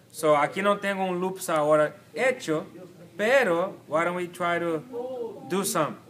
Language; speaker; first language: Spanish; non-native, learner; Portuguese